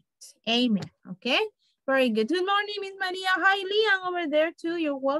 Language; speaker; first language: English; non-native, fluent; Spanish